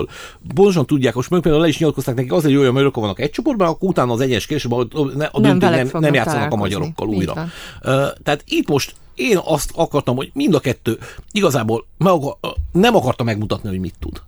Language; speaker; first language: Hungarian; native; Hungarian